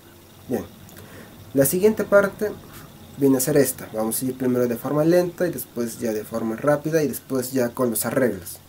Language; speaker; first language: Spanish; native; Spanish